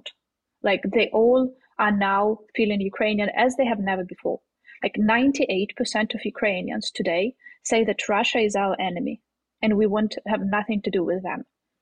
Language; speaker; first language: English; non-native, fluent; Ukrainian